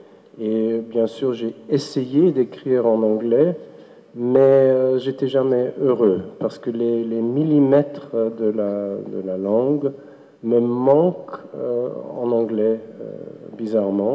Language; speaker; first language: French; non-native, fluent; German